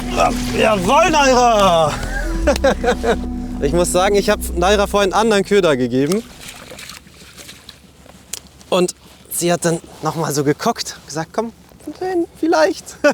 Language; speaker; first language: German; native; German